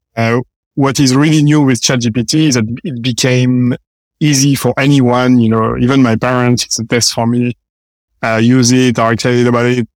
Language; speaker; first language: English; non-native, fluent; French